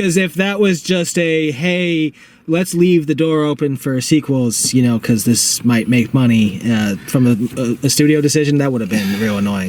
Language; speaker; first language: English; native; English